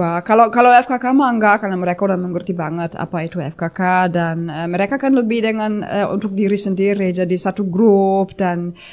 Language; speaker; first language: Indonesian; non-native, fluent; German